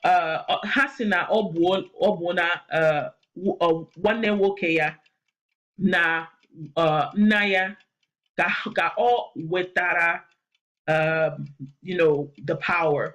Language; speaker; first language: Igbo; non-native, learner; English